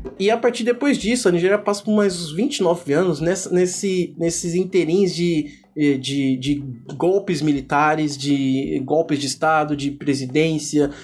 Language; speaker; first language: Portuguese; early bilingual, other home language; Igbo